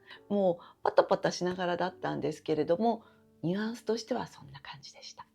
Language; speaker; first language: Japanese; native; Japanese